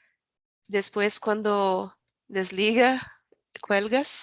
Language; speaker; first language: Spanish; non-native, learner; Portuguese